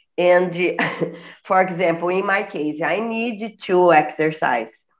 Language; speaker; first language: English; non-native, learner; Portuguese